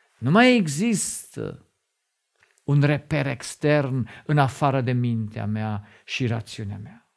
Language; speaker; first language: Romanian; non-native, fluent; German